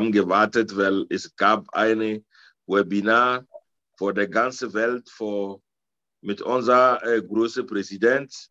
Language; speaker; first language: German; non-native, learner; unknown